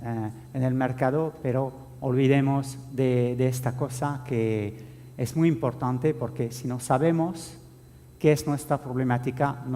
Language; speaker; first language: Spanish; non-native, fluent; French